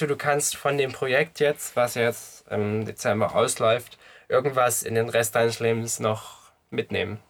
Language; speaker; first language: German; native; German